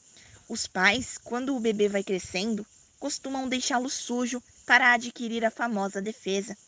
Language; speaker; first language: Portuguese; native; Portuguese